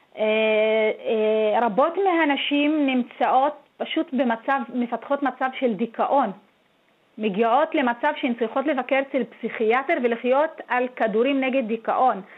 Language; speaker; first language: Hebrew; non-native, local second language; Arabic